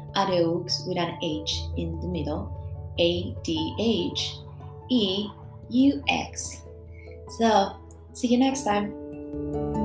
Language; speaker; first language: English; non-native, fluent; Spanish